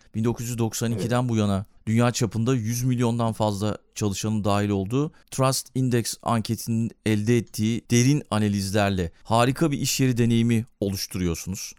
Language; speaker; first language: Turkish; early bilingual, heritage; Turkish